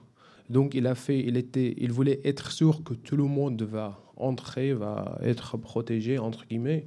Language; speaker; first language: French; non-native, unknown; Arabic